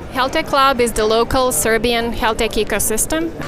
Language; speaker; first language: English; non-native, fluent; Serbian